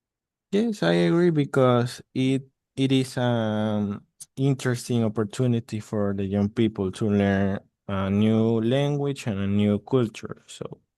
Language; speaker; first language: English; non-native, learner; Spanish